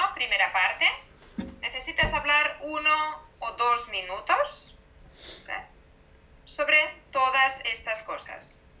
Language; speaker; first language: Spanish; native; Spanish